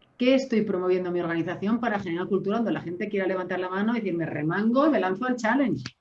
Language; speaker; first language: Spanish; native; Spanish